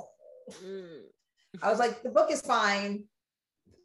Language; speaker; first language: English; native; English